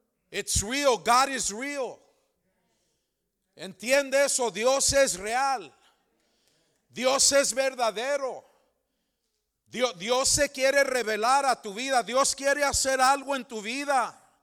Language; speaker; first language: Spanish; early bilingual, heritage; Spanish